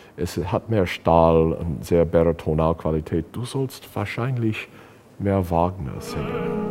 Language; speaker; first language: German; non-native, learner; English